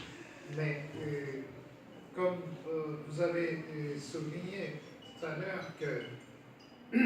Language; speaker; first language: French; non-native, fluent; Turkish